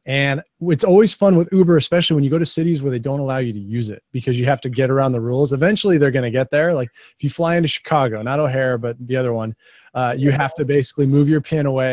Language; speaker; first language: English; native; English